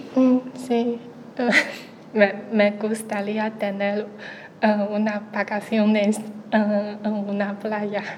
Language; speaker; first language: Spanish; non-native, learner; Chinese